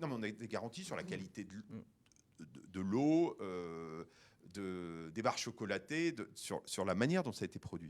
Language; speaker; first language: French; native; French